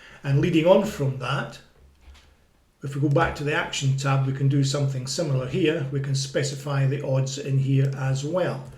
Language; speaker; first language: English; native; English